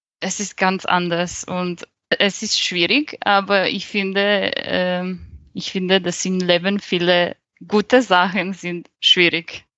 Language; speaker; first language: German; non-native, fluent; Serbian